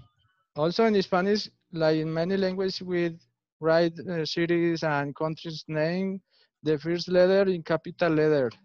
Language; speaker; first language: English; non-native, fluent; Spanish